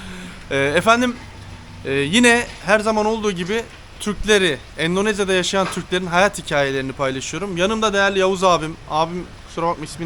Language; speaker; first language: Turkish; native; Turkish